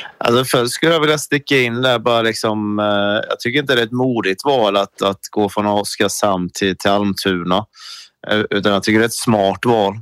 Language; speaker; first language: Swedish; native; Swedish